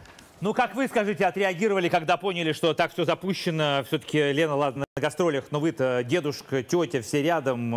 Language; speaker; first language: Russian; native; Russian